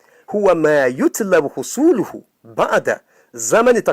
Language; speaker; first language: Arabic; non-native, fluent; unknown